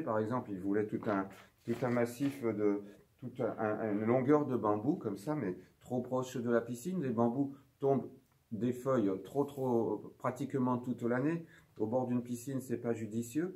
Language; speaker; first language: French; native; French